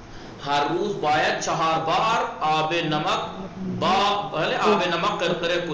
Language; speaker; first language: Persian; non-native, fluent; Urdu